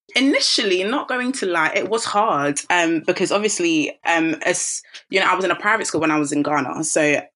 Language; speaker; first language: English; early bilingual, other home language; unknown